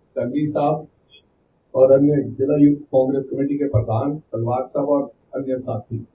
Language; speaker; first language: Hindi; non-native, local second language; Punjabi